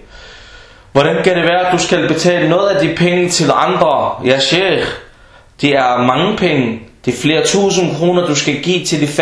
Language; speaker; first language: Danish; early bilingual, other home language; Arabic